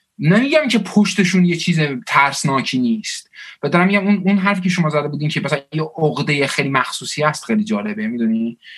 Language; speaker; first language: Persian; early bilingual, heritage; Persian